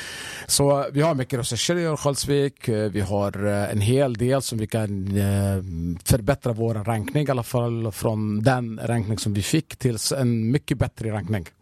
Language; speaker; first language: Swedish; non-native, fluent; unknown